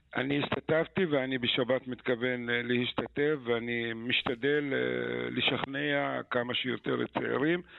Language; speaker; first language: Hebrew; non-native, local second language; Arabic